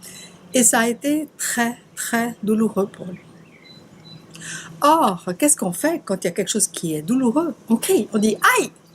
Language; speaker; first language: French; native; French